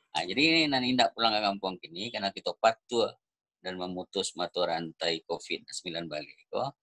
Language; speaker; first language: Indonesian; native; Indonesian